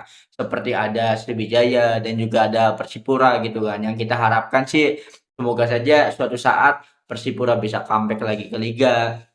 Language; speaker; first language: Indonesian; native; Indonesian